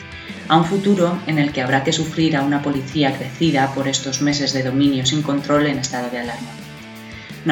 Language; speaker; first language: Spanish; native; Spanish